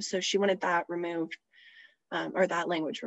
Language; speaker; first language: English; native; English